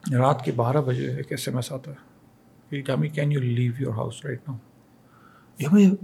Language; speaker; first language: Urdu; native; Urdu